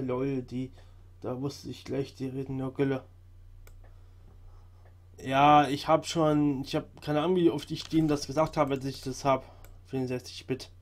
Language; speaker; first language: German; native; German